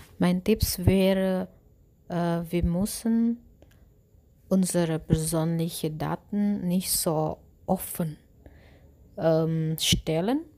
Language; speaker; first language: German; non-native, learner; Indonesian